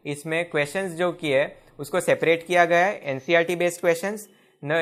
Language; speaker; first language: Hindi; non-native, local second language; Gujarati